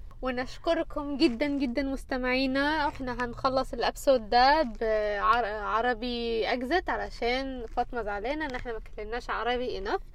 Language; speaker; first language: Arabic; early bilingual, heritage; Arabic